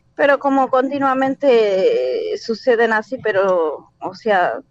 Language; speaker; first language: Spanish; native; Spanish